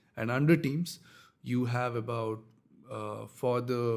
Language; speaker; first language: English; non-native, local second language; Kannada